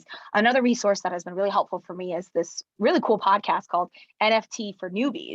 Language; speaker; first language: English; early bilingual, other home language; Chinese